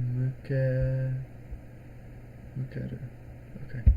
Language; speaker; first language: Japanese; non-native, learner; English